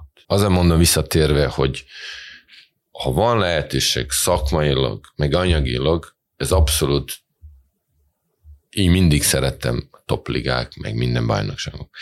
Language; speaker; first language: Hungarian; non-native, fluent; Serbian